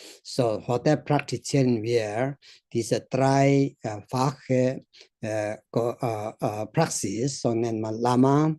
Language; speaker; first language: German; non-native, learner; Tibetan